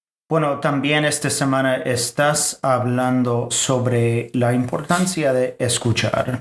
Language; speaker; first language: Spanish; non-native, fluent; English